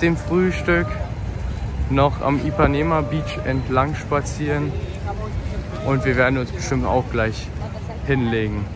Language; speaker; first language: German; native; German